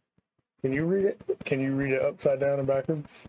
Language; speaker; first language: English; native; English